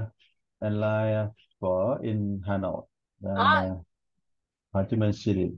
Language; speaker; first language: English; non-native, learner; Vietnamese